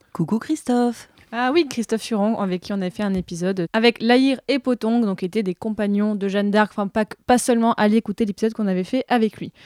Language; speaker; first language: French; native; French